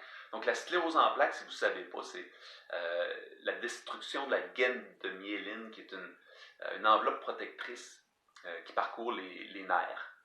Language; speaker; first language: French; native; French